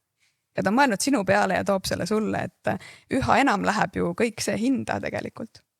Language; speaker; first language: Estonian; native; Estonian